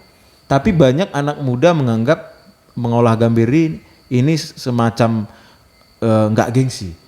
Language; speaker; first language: Indonesian; native; Indonesian